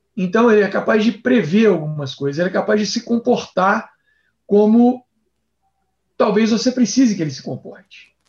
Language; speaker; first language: Portuguese; native; Portuguese